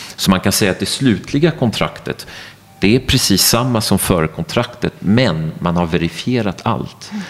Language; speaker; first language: Swedish; non-native, fluent; French